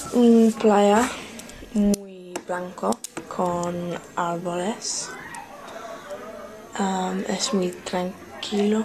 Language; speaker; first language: Spanish; non-native, learner; English